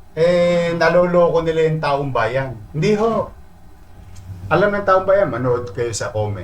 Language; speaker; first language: Filipino; native; Filipino